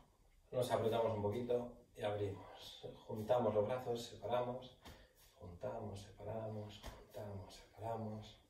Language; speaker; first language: Spanish; native; Spanish